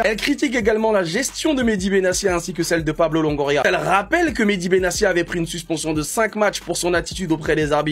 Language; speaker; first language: French; native; French